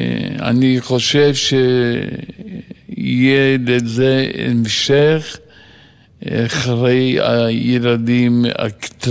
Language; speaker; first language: Hebrew; non-native, fluent; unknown